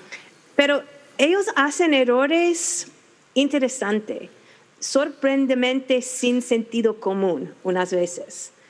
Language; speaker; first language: Spanish; non-native, fluent; English